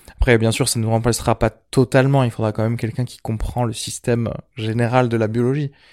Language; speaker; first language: French; early bilingual, other home language; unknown